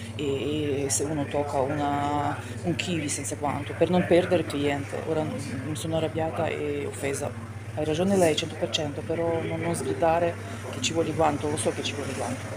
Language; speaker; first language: Italian; non-native, learner; Ukrainian